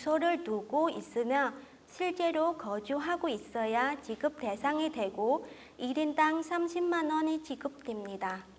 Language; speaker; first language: Korean; non-native, fluent; Vietnamese